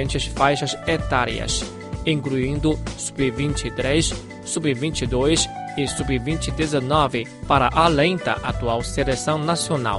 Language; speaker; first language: Portuguese; non-native, fluent; Chinese